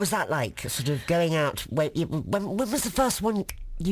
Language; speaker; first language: English; native; English